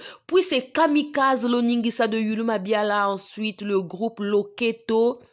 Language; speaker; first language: French; non-native, local second language; Lingala